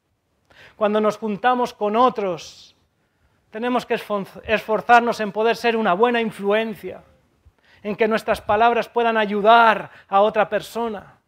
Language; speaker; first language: Spanish; native; Spanish